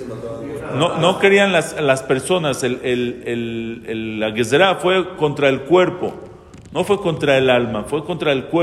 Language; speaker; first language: Spanish; native; Spanish